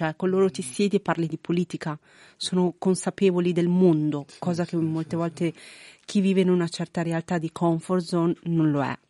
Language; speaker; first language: Italian; native; Italian